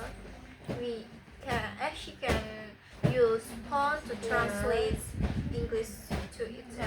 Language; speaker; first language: English; non-native, learner; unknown